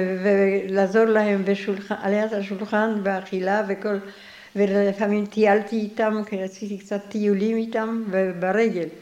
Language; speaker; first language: Hebrew; non-native, fluent; Polish